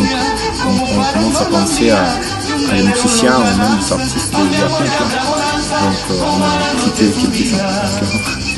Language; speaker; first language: French; non-native, fluent; Spanish